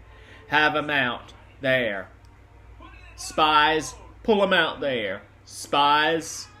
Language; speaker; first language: English; native; English